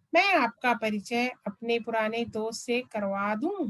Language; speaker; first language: Hindi; non-native, local second language; Malayalam